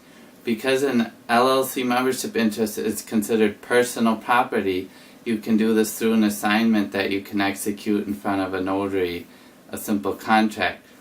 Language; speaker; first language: English; native; English